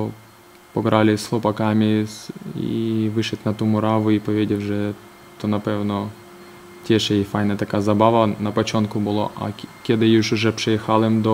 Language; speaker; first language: Polish; non-native, fluent; Ukrainian